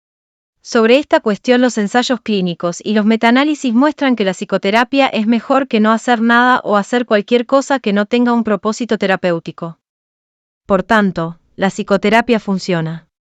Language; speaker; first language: Spanish; native; Spanish